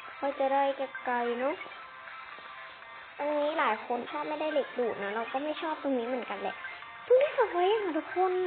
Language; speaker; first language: Thai; native; Thai